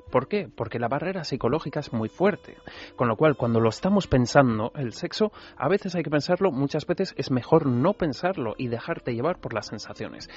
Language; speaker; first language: Spanish; native; Spanish